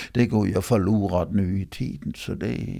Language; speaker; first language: Swedish; non-native, fluent; German